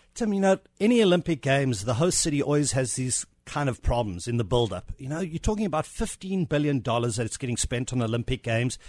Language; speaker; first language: English; native; English